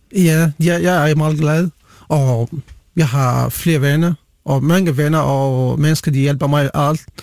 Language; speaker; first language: Danish; non-native, learner; Arabic